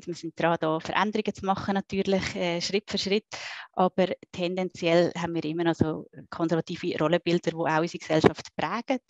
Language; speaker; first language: German; native; German